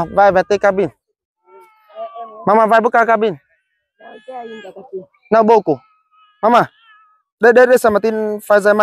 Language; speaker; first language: Portuguese; non-native, learner; Vietnamese